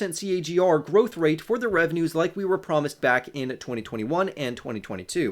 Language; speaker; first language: English; native; English